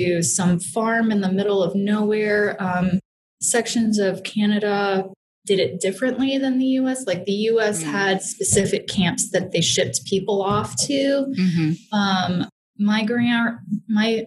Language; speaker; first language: English; native; English